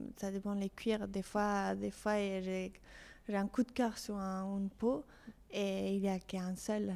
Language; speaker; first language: French; non-native, fluent; Spanish